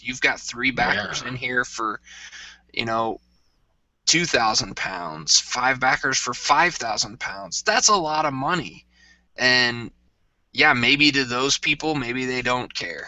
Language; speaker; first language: English; native; English